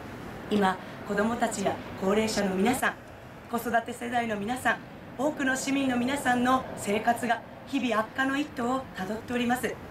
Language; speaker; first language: Japanese; native; Japanese